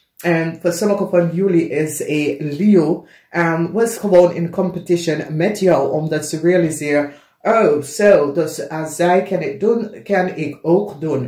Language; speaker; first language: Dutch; non-native, learner; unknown